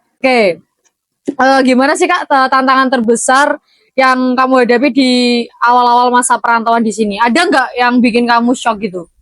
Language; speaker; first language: Indonesian; native; Indonesian